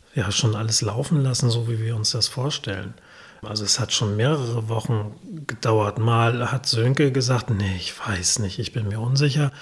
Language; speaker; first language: German; native; German